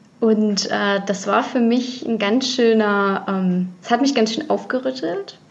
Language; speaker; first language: German; early bilingual, other home language; Russian